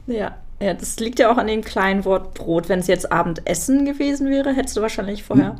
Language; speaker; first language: German; native; German